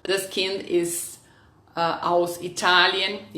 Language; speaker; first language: German; non-native, fluent; Portuguese